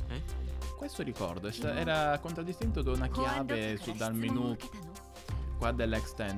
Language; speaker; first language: Italian; native; Italian